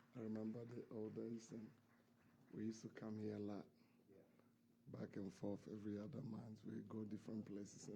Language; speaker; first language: English; non-native, fluent; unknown